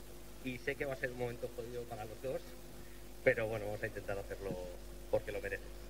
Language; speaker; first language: Spanish; native; Spanish